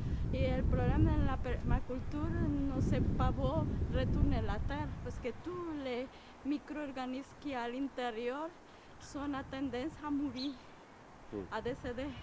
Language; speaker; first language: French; non-native, learner; Spanish